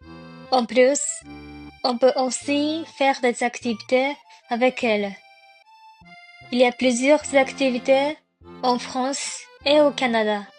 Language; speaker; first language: French; non-native, learner; Japanese